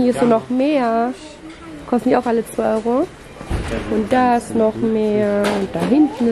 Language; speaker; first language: German; native; German